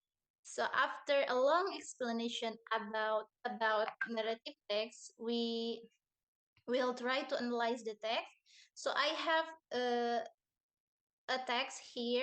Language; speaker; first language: English; non-native, learner; Indonesian